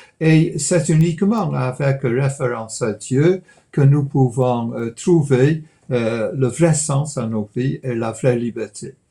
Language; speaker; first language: French; non-native, fluent; English